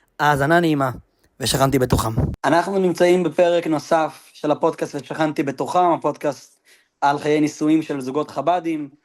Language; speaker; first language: Hebrew; native; Hebrew